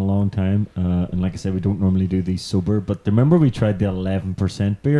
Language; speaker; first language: English; native; English